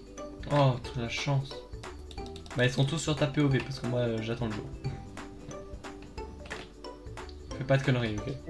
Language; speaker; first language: French; native; French